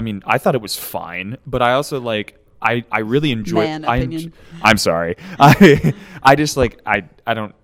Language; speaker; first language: English; native; English